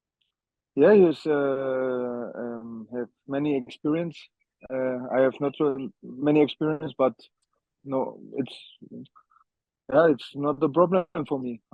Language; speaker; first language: English; non-native, learner; German